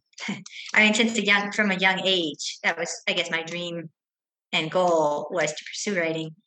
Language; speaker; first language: English; native; English